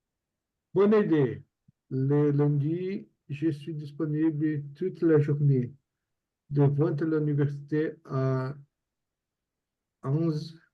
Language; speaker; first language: French; non-native, learner; Portuguese